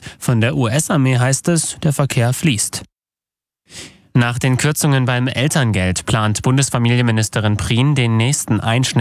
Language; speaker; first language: German; native; German